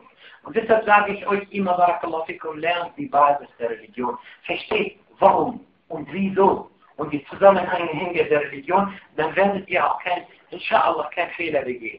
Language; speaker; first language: German; non-native, fluent; Arabic